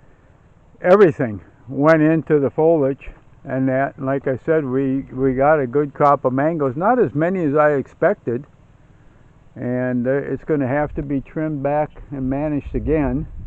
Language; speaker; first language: English; native; English